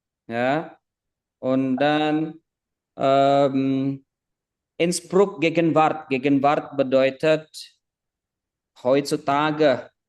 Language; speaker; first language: German; non-native, fluent; Indonesian